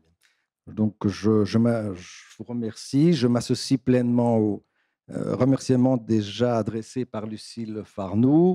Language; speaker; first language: French; non-native, fluent; Greek